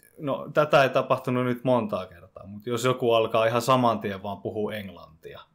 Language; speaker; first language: Finnish; native; Finnish